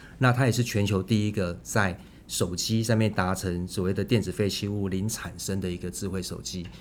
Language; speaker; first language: Chinese; native; Chinese